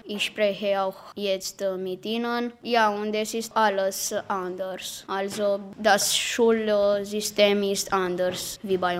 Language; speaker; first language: German; non-native, fluent; Romanian